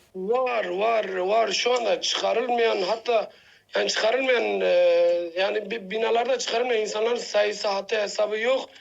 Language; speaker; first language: Turkish; native; Turkish